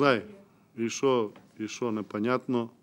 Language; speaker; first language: Russian; non-native, local second language; Ukrainian